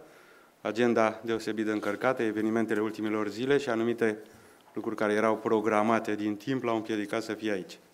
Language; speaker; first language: Romanian; native; Romanian